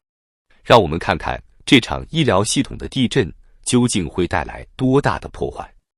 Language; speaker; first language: Chinese; native; Chinese